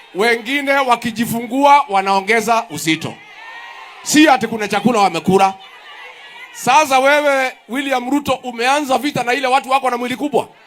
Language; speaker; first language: Swahili; non-native, local second language; Kikuyu